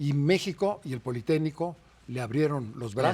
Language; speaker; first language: Spanish; native; Spanish